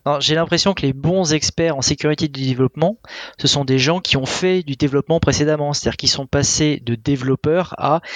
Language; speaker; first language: French; native; French